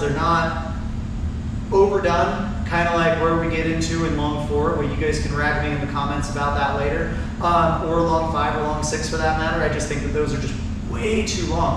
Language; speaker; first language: English; native; English